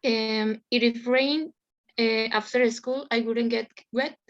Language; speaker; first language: English; non-native, learner; Spanish